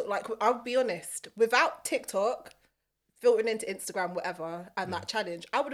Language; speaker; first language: English; native; English